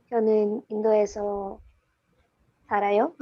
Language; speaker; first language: Korean; non-native, learner; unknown